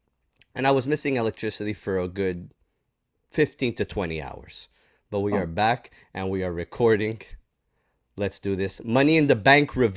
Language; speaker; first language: English; native; English